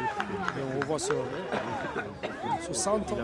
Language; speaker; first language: French; native; French